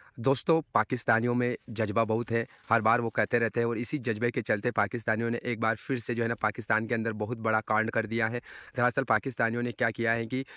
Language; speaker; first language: Hindi; native; Hindi